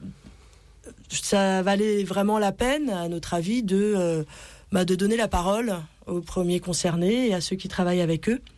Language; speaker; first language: French; native; French